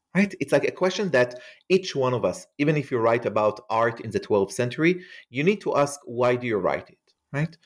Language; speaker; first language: English; non-native, fluent; Hebrew